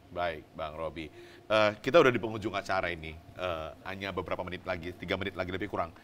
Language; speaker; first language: Indonesian; native; Indonesian